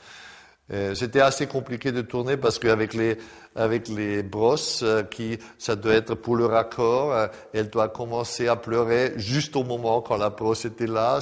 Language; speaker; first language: French; non-native, fluent; German